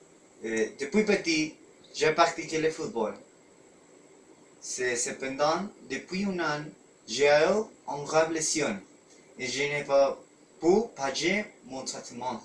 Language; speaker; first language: French; non-native, learner; Spanish